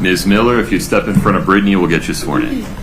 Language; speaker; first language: English; native; English